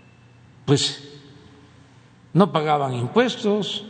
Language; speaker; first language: Spanish; native; Spanish